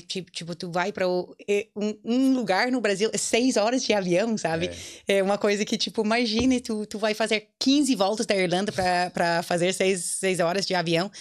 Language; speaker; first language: Portuguese; non-native, fluent; English